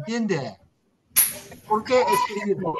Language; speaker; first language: Spanish; non-native, learner; Korean